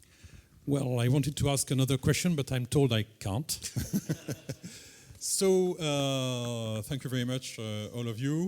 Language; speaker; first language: English; non-native, fluent; French